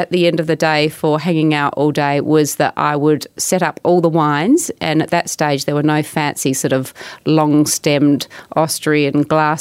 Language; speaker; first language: English; native; English